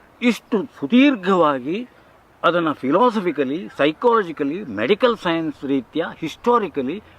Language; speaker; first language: Kannada; native; Kannada